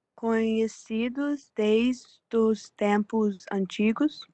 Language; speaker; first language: Portuguese; early bilingual, heritage; English